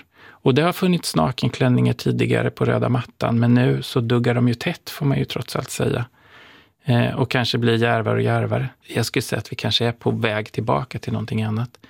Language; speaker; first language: Swedish; native; Swedish